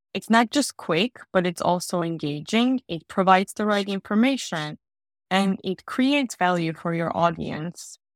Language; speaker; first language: English; non-native, fluent; Georgian